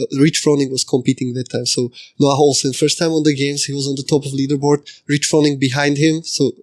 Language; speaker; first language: English; non-native, fluent; Slovak